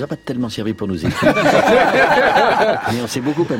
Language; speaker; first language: French; native; French